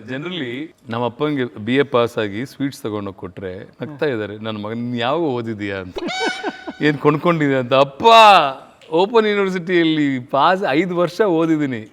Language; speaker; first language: Kannada; native; Kannada